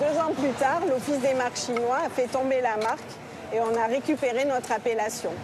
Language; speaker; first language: French; native; French